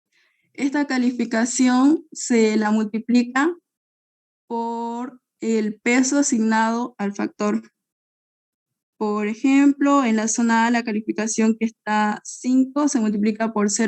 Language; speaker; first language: Spanish; native; Spanish